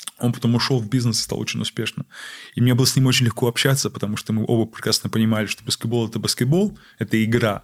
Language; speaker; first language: Russian; early bilingual, heritage; Russian